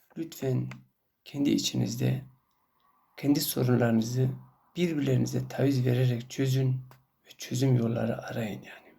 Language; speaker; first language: Turkish; non-native, local second language; Kurdish